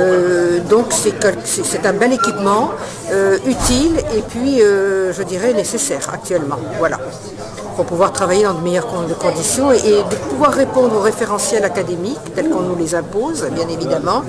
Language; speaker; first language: French; native; French